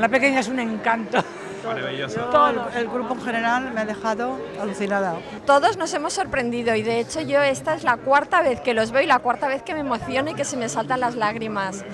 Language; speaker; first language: Spanish; native; Spanish